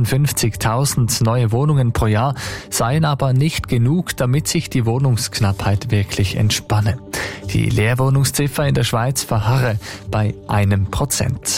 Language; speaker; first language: German; native; German